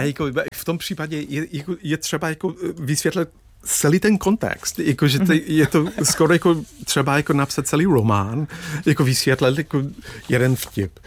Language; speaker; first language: Czech; non-native, fluent; English